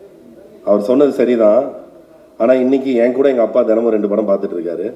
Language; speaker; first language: Tamil; native; Tamil